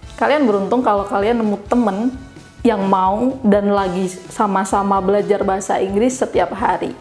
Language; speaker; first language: Indonesian; native; Indonesian